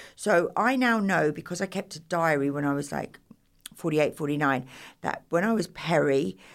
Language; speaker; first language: English; native; English